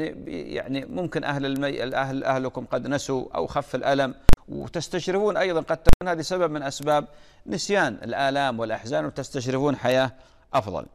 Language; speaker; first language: Arabic; native; Arabic